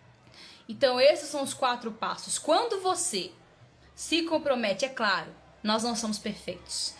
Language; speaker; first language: Portuguese; native; Portuguese